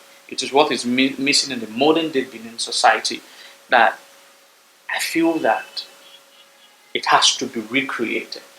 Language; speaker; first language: English; non-native, local second language; Bini